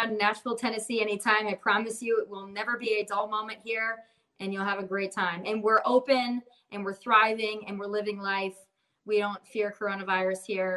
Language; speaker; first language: English; native; English